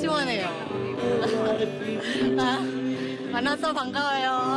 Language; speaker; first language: Korean; non-native, learner; Thai